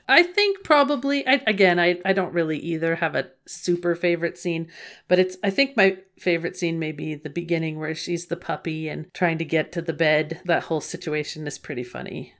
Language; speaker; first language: English; native; English